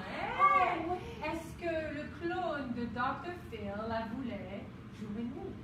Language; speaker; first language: French; non-native, fluent; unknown